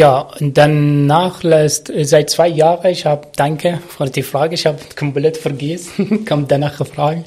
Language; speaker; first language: German; non-native, learner; Arabic